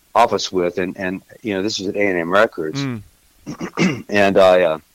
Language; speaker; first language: English; native; English